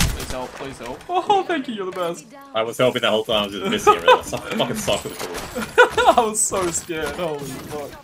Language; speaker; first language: English; native; English